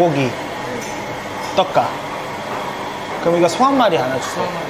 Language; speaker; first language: Korean; native; Korean